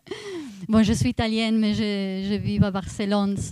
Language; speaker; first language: French; non-native, fluent; Italian